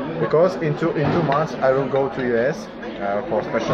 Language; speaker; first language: English; non-native, learner; Russian